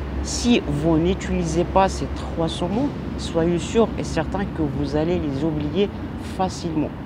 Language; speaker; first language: French; non-native, local second language; Arabic